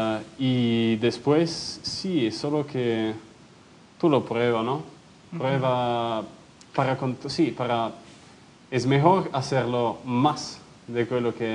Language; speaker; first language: Spanish; non-native, fluent; Italian